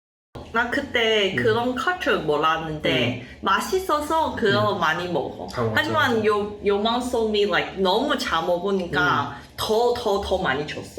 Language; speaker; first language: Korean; non-native, learner; Chinese